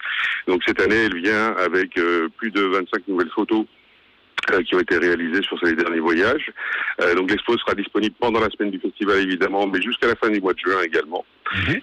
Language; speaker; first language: French; native; French